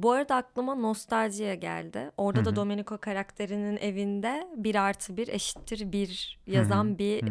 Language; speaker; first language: Turkish; native; Turkish